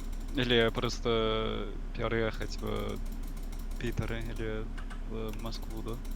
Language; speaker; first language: Russian; non-native, learner; English